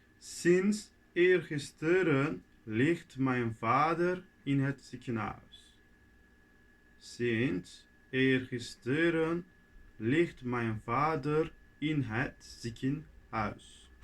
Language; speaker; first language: Dutch; non-native, fluent; Turkish